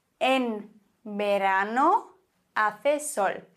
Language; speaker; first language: Spanish; non-native, fluent; German